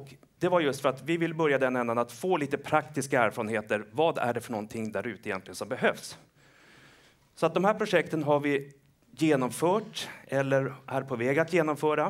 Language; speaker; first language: Swedish; native; Swedish